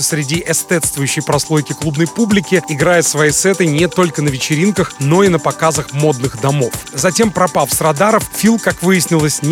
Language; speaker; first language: Russian; native; Russian